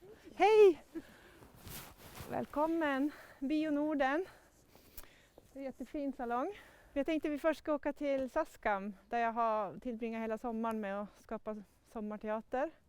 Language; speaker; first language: Swedish; native; Swedish